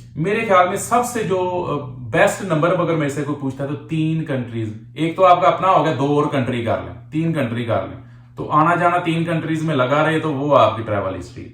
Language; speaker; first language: Urdu; non-native, local second language; Punjabi